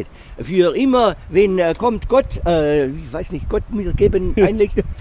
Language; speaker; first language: German; non-native, learner; Italian